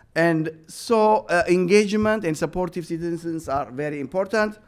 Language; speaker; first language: English; non-native, fluent; Amharic